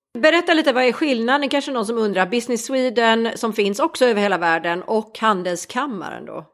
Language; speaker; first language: Swedish; native; Swedish